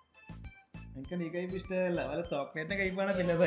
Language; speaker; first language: Malayalam; native; Malayalam